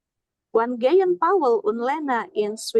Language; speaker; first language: German; non-native, learner; Indonesian